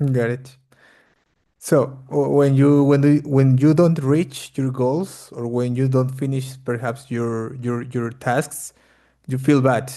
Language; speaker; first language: English; non-native, fluent; Spanish